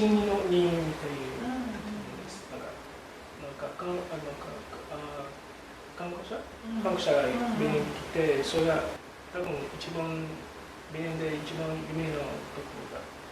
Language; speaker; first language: Japanese; non-native, learner; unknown